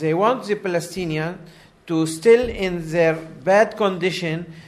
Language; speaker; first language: English; non-native, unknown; Arabic